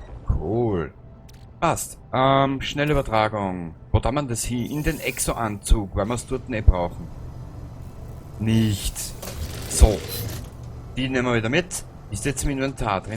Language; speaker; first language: German; native; German